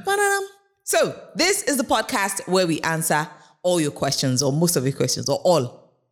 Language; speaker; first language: English; non-native, local second language; Yoruba